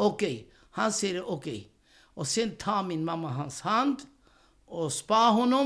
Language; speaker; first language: Swedish; non-native, learner; Romany